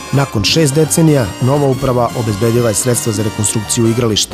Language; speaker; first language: Serbian; native; Serbian